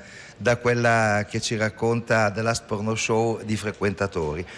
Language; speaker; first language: Italian; native; Italian